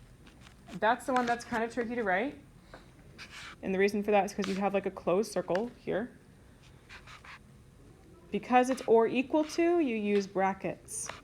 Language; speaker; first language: English; native; English